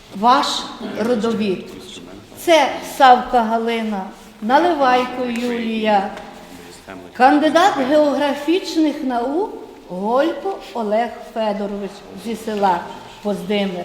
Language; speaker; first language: Ukrainian; native; Ukrainian